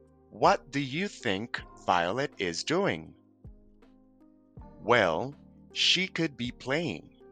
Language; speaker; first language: English; non-native, fluent; Spanish